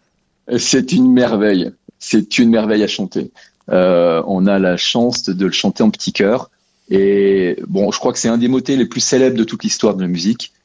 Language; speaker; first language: French; native; French